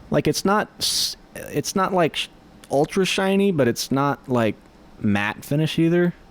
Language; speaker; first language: English; native; English